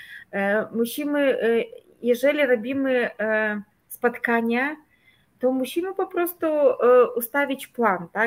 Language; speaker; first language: Polish; non-native, fluent; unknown